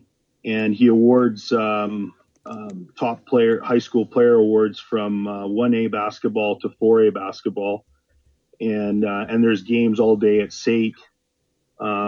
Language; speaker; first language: English; native; English